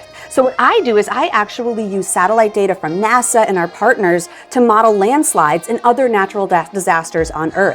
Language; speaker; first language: English; native; English